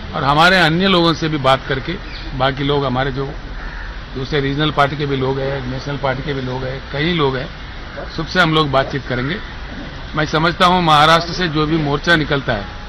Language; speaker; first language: Hindi; non-native, local second language; Telugu